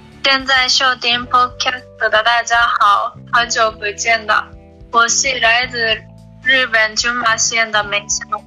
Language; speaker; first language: Chinese; non-native, learner; Japanese